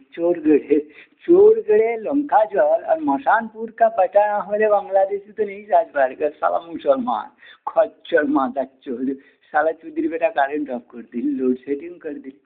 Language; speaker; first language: Hindi; non-native, local second language; Bangla